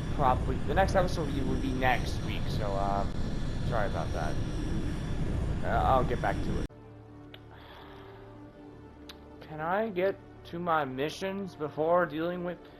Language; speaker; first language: English; native; English